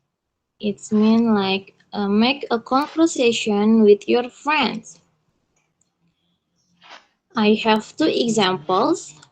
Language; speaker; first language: English; non-native, fluent; Indonesian